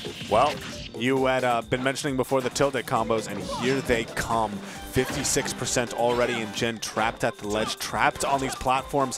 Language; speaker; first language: English; native; English